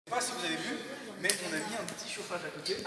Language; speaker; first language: French; native; French